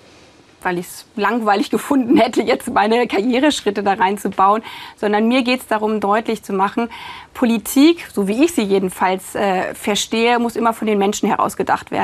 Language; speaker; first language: German; native; German